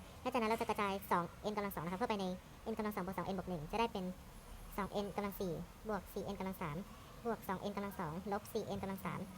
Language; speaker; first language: Thai; native; Thai